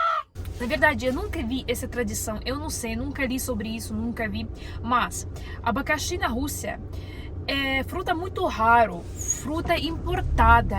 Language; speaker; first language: Portuguese; non-native, learner; Russian